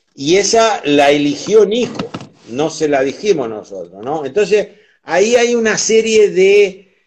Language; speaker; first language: Spanish; native; Spanish